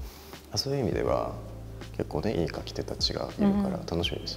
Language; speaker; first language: Japanese; native; Japanese